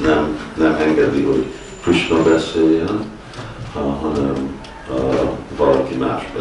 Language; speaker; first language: Hungarian; early bilingual, heritage; Hungarian